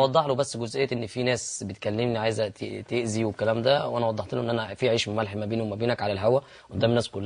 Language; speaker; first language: Arabic; native; Arabic